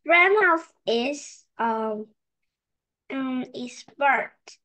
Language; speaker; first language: English; non-native, learner; Korean